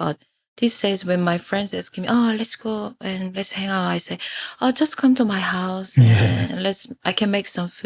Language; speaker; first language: English; non-native, fluent; Korean